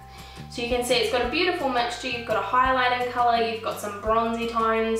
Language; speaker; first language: English; native; English